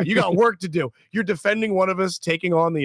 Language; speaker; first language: English; native; English